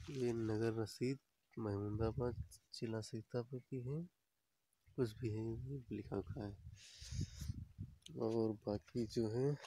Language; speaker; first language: Hindi; native; Hindi